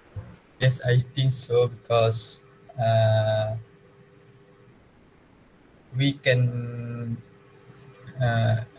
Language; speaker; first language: English; non-native, local second language; Malay